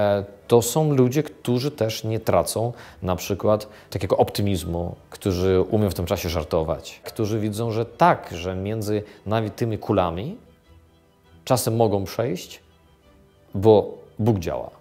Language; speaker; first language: Polish; non-native, fluent; Ukrainian